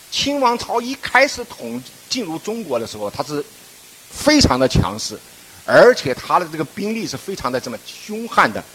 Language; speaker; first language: Chinese; native; Chinese